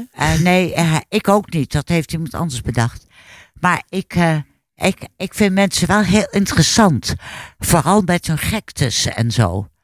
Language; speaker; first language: Dutch; native; Dutch